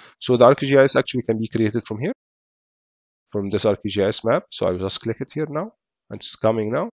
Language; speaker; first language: English; non-native, fluent; Arabic